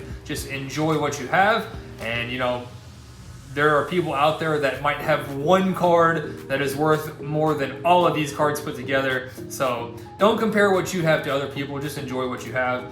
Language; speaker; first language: English; native; English